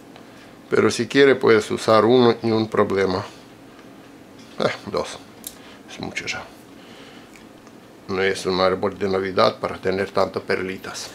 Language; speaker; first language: Spanish; non-native, fluent; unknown